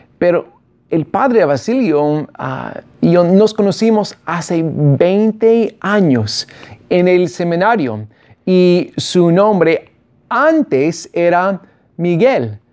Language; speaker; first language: Spanish; non-native, fluent; English